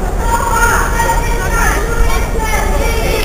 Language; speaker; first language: Swedish; non-native, fluent; Azerbaijani